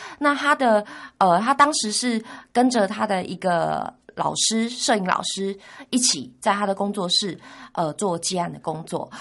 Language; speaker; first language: Chinese; native; Chinese